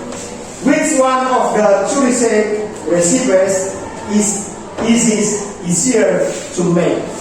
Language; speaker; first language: English; non-native, learner; Indonesian